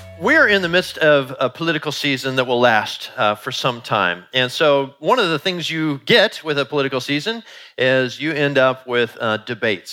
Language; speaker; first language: English; native; English